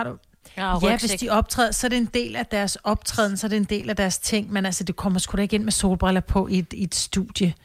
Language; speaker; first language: Danish; native; Danish